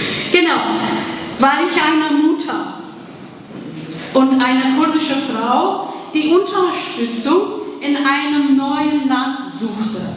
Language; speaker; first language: German; non-native, fluent; Kurdish